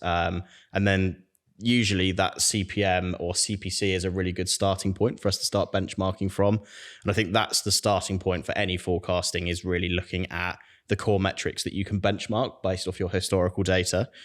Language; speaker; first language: English; native; English